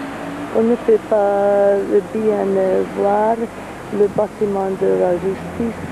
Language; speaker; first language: French; non-native, fluent; Hungarian